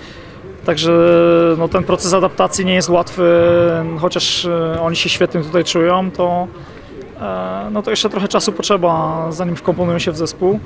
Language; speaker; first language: Polish; native; Polish